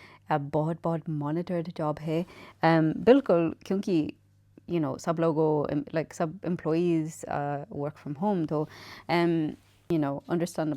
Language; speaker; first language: Hindi; non-native, learner; English